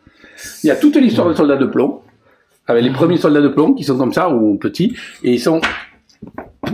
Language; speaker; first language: French; native; French